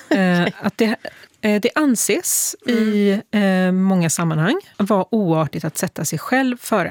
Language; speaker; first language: Swedish; native; Swedish